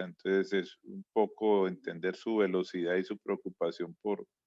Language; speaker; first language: Spanish; native; Spanish